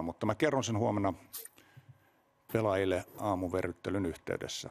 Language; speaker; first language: Finnish; native; Finnish